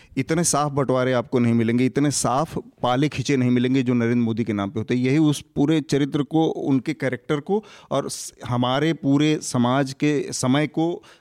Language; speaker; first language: Hindi; native; Hindi